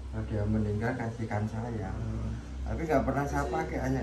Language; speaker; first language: Indonesian; non-native, local second language; Javanese